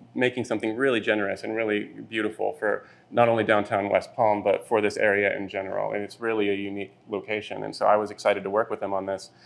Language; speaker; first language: English; native; English